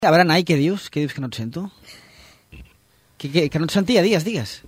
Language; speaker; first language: Catalan; native; Catalan